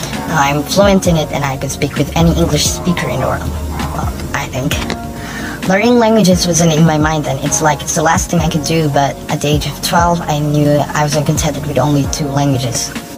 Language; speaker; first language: English; non-native, local second language; Filipino